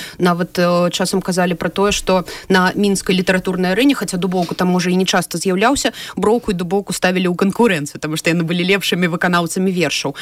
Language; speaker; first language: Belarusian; native; Belarusian